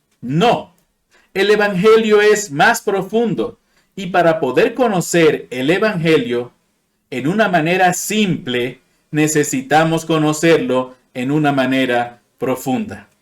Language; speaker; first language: Spanish; non-native, fluent; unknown